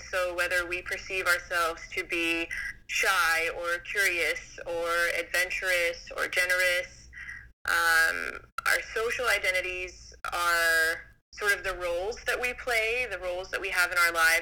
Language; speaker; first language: English; native; English